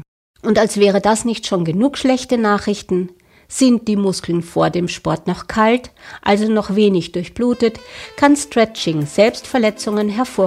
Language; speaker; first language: German; native; German